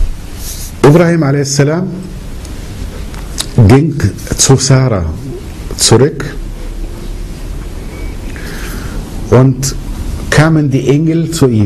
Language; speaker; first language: German; early bilingual, other home language; Arabic